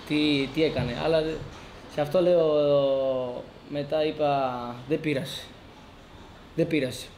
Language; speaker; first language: Greek; non-native, fluent; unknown